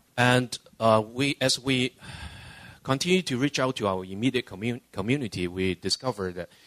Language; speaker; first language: English; non-native, local second language; Cantonese